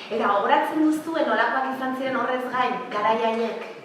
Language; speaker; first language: Basque; native; Basque